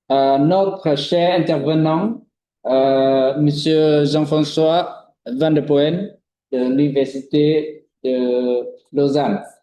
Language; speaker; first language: French; non-native, fluent; Vietnamese